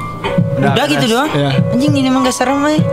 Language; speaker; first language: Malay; non-native, local second language; Sundanese